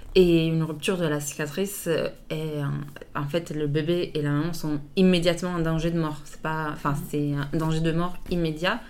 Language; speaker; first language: French; non-native, fluent; Italian